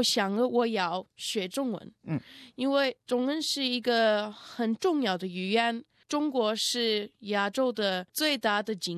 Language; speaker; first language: Chinese; non-native, learner; Russian